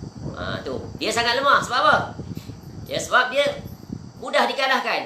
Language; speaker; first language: Malay; native; Malay